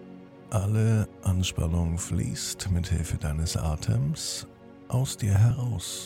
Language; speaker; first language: German; native; German